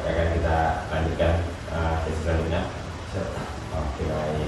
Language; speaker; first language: Indonesian; native; Indonesian